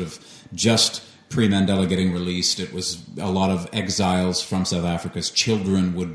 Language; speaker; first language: English; native; English